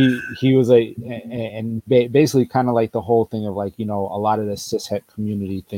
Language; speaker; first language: English; native; English